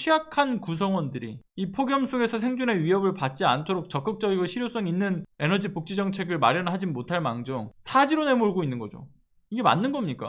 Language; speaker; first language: Korean; native; Korean